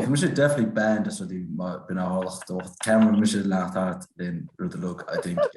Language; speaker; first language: Irish; native; Irish